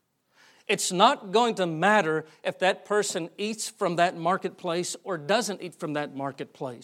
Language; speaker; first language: English; native; English